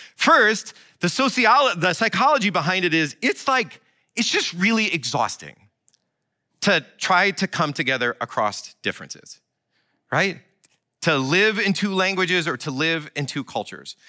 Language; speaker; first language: English; native; English